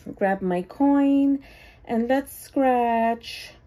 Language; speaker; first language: English; native; English